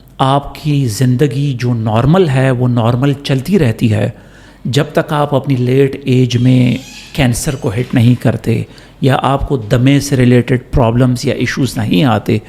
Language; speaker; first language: Urdu; non-native, local second language; Pashto